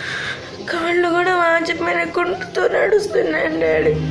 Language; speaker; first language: Telugu; native; Telugu